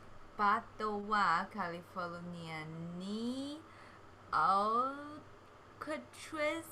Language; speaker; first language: Japanese; non-native, learner; English